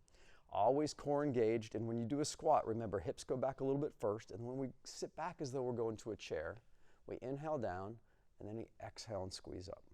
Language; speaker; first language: English; native; English